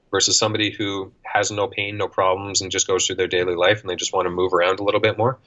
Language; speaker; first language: English; native; English